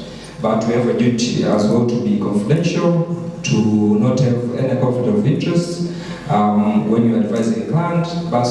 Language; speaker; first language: English; non-native, local second language; Swahili